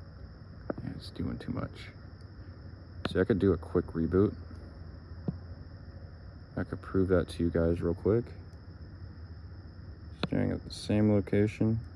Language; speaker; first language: English; native; English